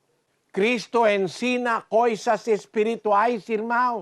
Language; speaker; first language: Portuguese; non-native, learner; Filipino